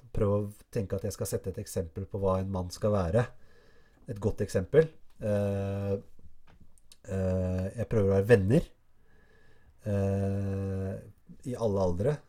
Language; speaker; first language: Norwegian; early bilingual, other home language; Arabic